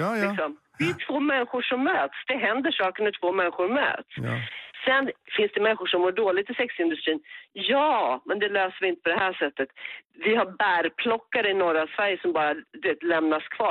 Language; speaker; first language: Swedish; native; Swedish